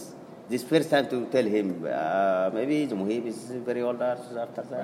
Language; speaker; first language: English; non-native, learner; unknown